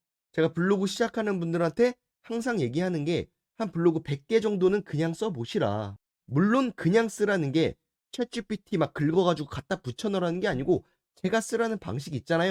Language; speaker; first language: Korean; native; Korean